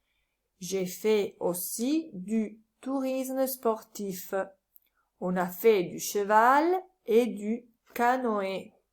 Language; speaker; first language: French; non-native, learner; Italian